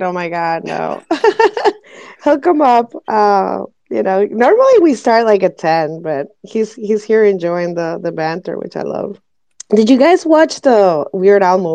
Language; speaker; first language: English; non-native, fluent; Spanish